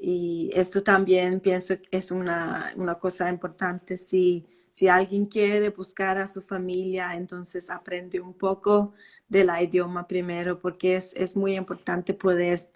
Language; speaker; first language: Spanish; non-native, fluent; Danish